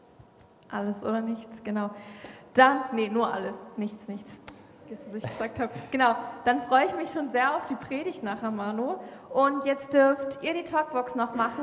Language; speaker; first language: German; native; German